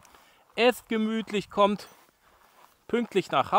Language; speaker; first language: German; native; German